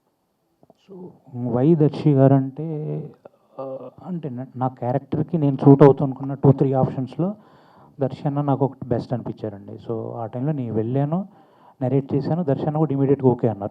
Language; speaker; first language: Telugu; native; Telugu